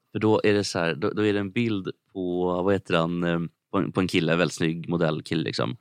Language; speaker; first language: Swedish; native; Swedish